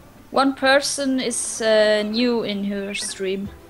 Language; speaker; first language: English; non-native, learner; German